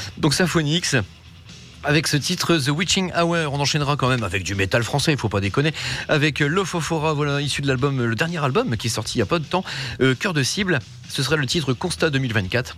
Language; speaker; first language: French; native; French